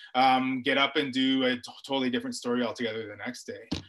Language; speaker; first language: English; native; English